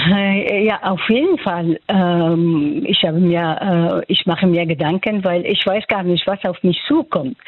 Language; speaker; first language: German; non-native, fluent; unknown